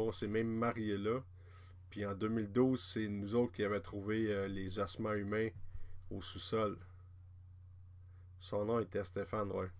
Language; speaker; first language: French; native; French